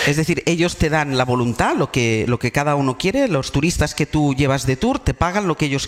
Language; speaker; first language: Spanish; native; Spanish